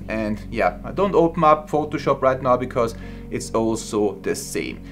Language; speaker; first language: English; non-native, fluent; German